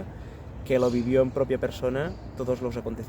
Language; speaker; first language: Spanish; non-native, local second language; Catalan